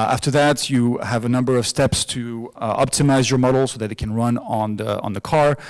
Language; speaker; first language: English; non-native, fluent; French